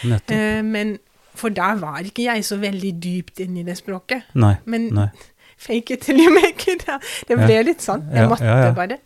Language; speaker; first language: Norwegian; non-native, fluent; German